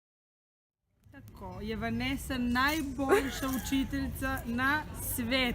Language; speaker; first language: Slovenian; non-native, learner; Serbian